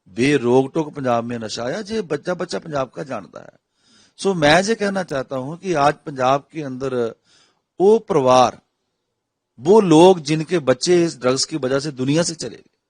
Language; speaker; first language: Hindi; non-native, local second language; Punjabi